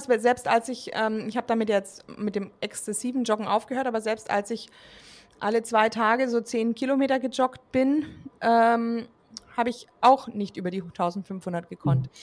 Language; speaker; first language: German; native; German